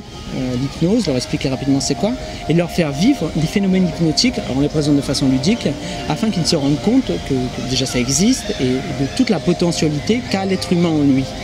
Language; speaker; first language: French; native; French